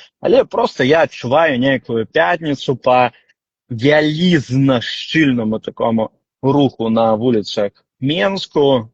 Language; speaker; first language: Belarusian; non-native, local second language; Russian